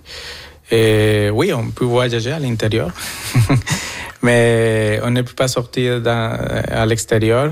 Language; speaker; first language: French; non-native, fluent; Spanish